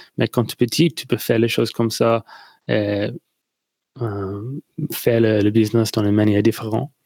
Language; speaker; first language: French; non-native, learner; English